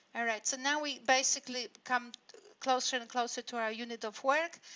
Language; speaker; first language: English; non-native, fluent; Polish